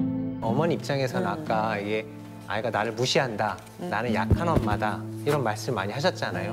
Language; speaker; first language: Korean; native; Korean